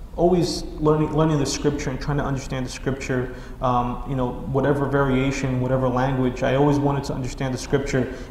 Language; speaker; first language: English; non-native, fluent; Portuguese